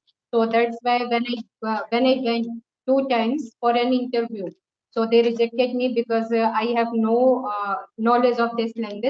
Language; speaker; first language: English; non-native, local second language; Hindi